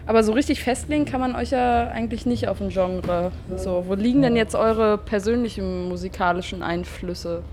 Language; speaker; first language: German; native; German